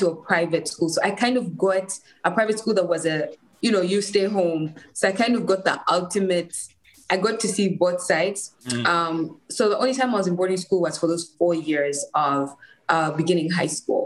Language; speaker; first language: English; non-native, local second language; Ganda